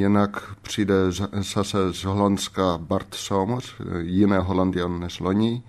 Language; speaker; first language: Czech; non-native, fluent; Dutch